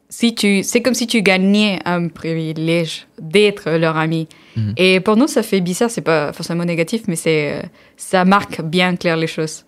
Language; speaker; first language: French; non-native, fluent; Spanish